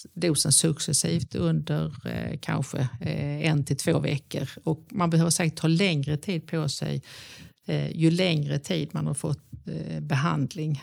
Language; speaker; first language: Swedish; native; Swedish